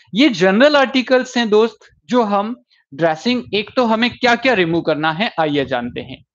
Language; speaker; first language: Hindi; native; Hindi